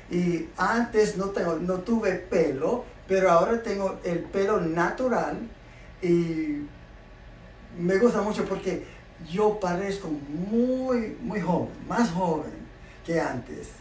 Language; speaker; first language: Spanish; non-native, learner; English